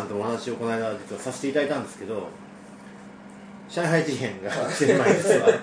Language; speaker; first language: Japanese; native; Japanese